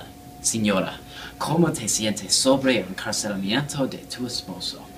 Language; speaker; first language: Spanish; non-native, learner; English